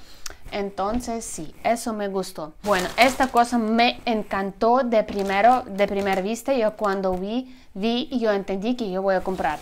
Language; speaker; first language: Spanish; non-native, learner; Ukrainian